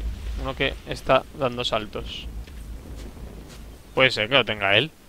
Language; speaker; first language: Spanish; native; Spanish